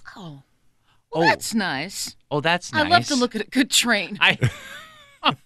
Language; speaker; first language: English; native; English